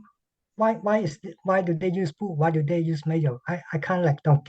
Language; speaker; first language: English; non-native, learner; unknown